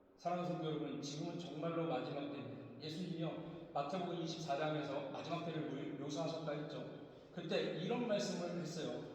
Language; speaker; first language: Korean; native; Korean